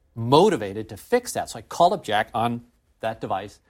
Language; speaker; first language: English; native; English